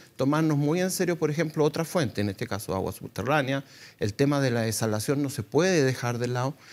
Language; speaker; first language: Spanish; native; Spanish